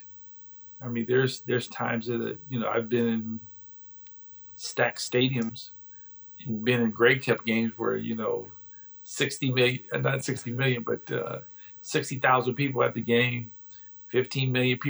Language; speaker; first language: English; native; English